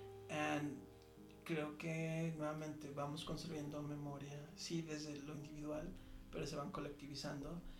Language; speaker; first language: Spanish; early bilingual, heritage; Spanish